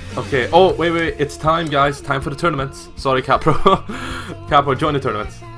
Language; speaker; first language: English; native; English